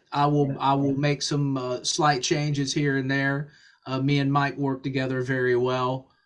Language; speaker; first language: English; native; English